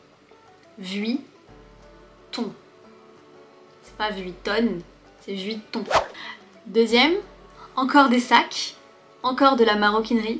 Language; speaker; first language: French; native; French